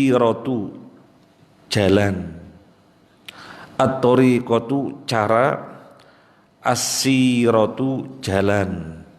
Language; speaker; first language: Arabic; non-native, fluent; Indonesian